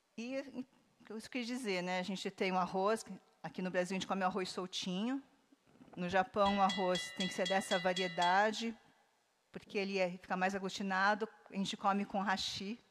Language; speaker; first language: Portuguese; native; Portuguese